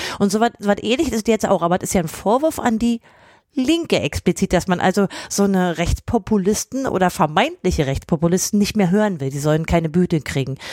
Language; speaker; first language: German; native; German